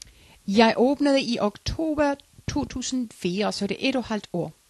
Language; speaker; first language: Danish; non-native, learner; Icelandic